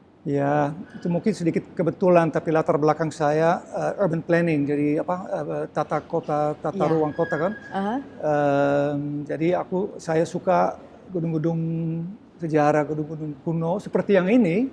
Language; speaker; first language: Indonesian; early bilingual, heritage; Dutch